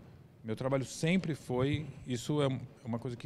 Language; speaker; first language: Portuguese; native; Portuguese